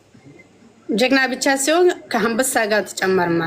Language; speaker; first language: Amharic; non-native, local second language; Oromo